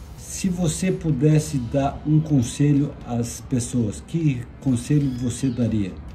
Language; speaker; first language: Portuguese; native; Portuguese